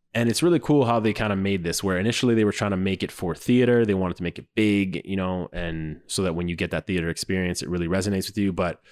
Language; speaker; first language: English; native; English